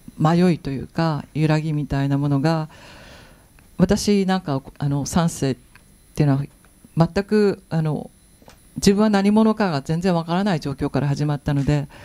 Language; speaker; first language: Japanese; native; Japanese